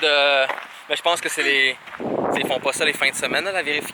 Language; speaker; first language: French; native; French